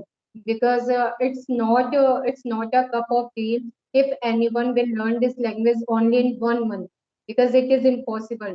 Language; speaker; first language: English; non-native, local second language; Hindi